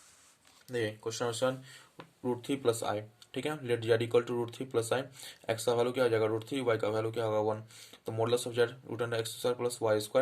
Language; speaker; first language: Hindi; native; Hindi